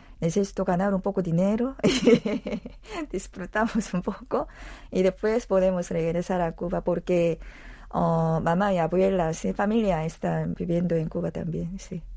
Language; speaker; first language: Spanish; non-native, learner; Korean